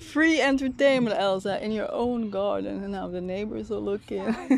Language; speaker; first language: English; non-native, fluent; Dutch